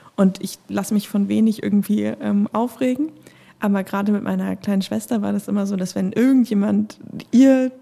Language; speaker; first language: German; native; German